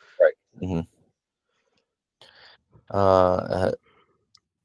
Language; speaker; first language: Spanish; non-native, learner; English